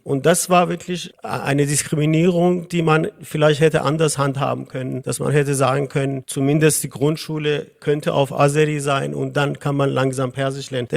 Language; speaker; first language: German; non-native, fluent; Persian